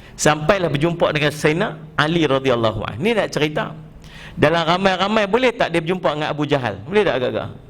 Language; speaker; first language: Malay; native; Malay